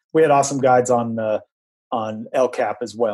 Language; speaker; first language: English; native; English